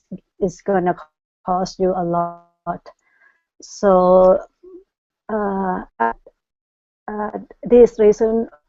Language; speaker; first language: English; non-native, learner; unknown